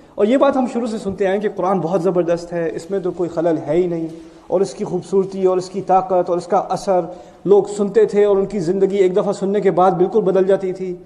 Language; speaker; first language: Urdu; early bilingual, heritage; Urdu